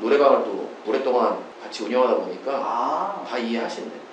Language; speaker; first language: Korean; native; Korean